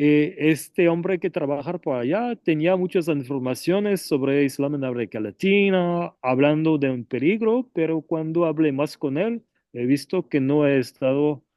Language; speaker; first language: Spanish; non-native, fluent; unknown